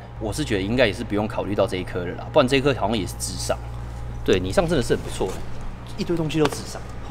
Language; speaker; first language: Chinese; native; Chinese